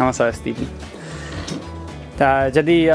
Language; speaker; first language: Indonesian; non-native, learner; English